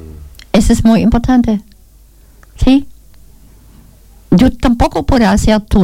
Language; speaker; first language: Spanish; non-native, learner; German